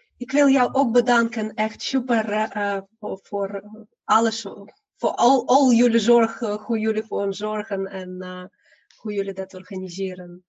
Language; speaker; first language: Dutch; non-native, fluent; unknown